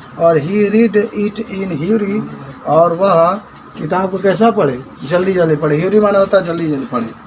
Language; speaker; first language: Hindi; native; Hindi